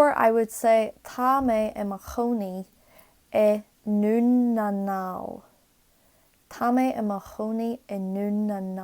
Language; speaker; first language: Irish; non-native, local second language; English